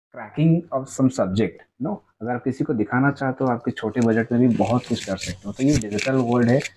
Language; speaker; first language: Hindi; non-native, local second language; Odia